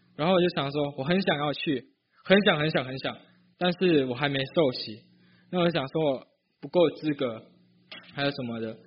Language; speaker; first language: Chinese; native; Chinese